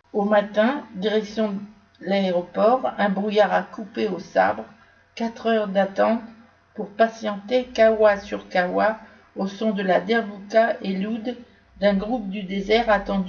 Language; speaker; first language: French; native; French